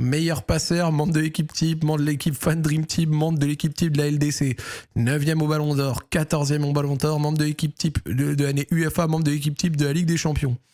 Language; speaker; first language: French; native; French